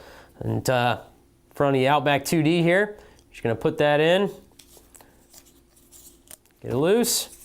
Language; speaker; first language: English; native; English